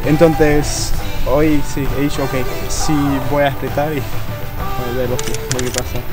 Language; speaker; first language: Spanish; non-native, fluent; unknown